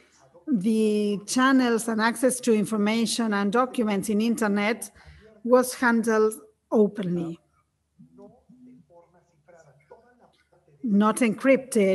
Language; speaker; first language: English; non-native, fluent; Spanish